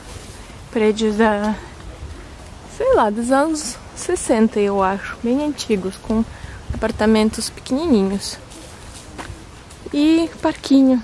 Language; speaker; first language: Portuguese; non-native, fluent; Russian